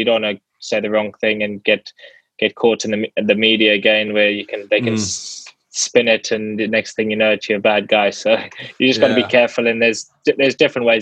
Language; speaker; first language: English; native; English